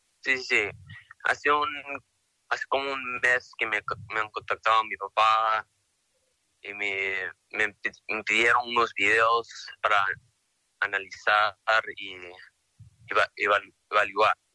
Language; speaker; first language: Spanish; early bilingual, heritage; Spanish